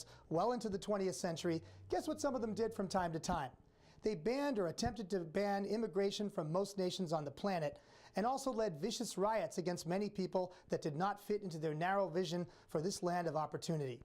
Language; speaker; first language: English; native; English